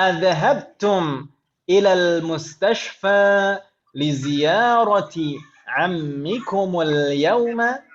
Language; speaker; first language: Arabic; non-native, fluent; Indonesian